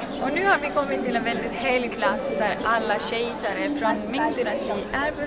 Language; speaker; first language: Swedish; non-native, fluent; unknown